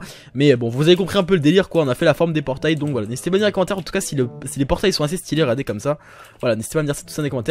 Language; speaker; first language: French; native; French